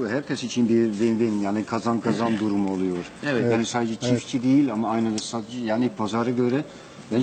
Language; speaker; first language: Turkish; non-native, learner; Dutch